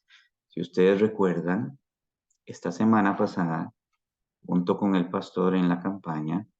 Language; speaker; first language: Spanish; native; Spanish